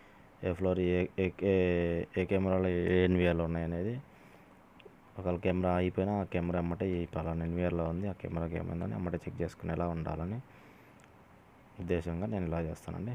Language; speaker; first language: Telugu; native; Telugu